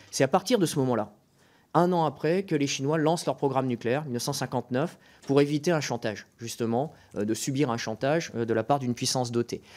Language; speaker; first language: French; native; French